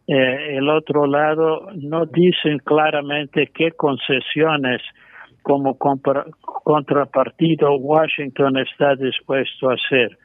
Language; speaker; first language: Spanish; non-native, fluent; English